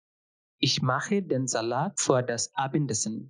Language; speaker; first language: German; non-native, fluent; Bangla